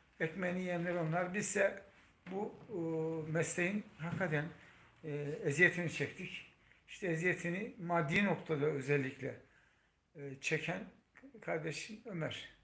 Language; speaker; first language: Turkish; native; Turkish